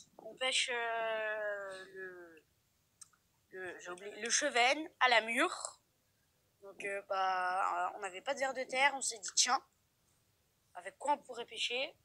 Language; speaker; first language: French; native; French